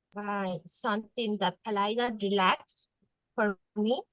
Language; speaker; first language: English; non-native, learner; Spanish